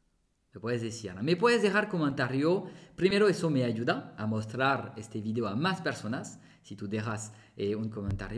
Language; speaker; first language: Spanish; non-native, fluent; French